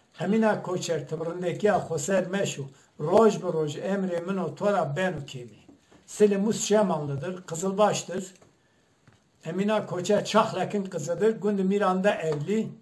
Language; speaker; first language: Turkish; non-native, local second language; Zaza